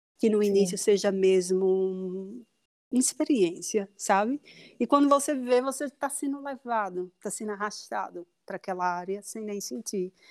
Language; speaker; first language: Portuguese; native; Portuguese